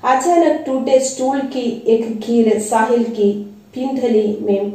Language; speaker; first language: Hindi; non-native, local second language; Malayalam